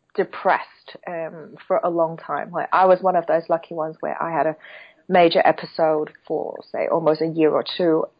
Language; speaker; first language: English; non-native, local second language; Cantonese